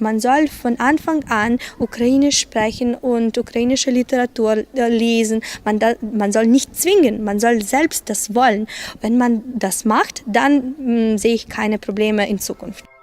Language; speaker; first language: German; non-native, fluent; Ukrainian